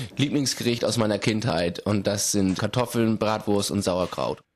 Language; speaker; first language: German; native; German